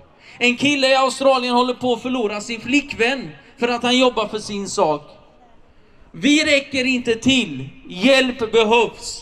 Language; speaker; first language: Swedish; early bilingual, other home language; Assyrian Neo-Aramaic